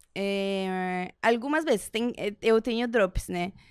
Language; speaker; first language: Portuguese; non-native, learner; Spanish